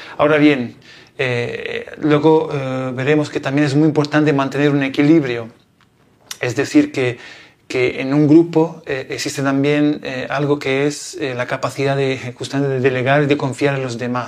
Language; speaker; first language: Spanish; non-native, fluent; Italian